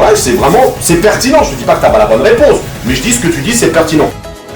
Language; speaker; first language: French; native; French